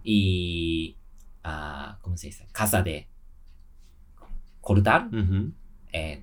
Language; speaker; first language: Spanish; non-native, learner; Japanese